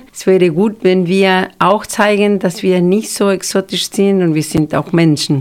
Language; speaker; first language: German; non-native, fluent; Spanish